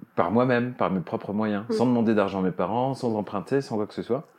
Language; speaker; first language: French; native; French